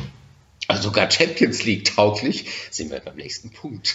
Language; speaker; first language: German; native; German